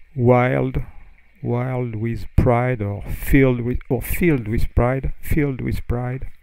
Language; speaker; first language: English; non-native, fluent; French